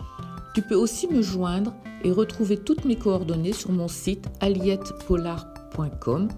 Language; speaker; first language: French; native; French